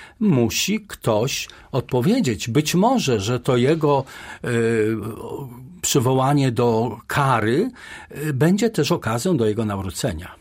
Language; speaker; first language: Polish; native; Polish